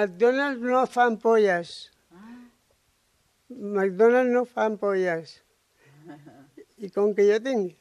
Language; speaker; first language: Catalan; non-native, local second language; Spanish